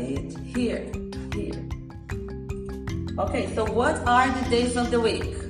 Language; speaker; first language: English; non-native, fluent; Portuguese